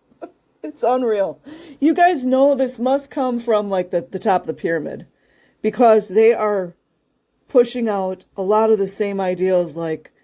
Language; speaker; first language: English; native; English